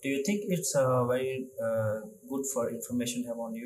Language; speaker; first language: English; non-native, learner; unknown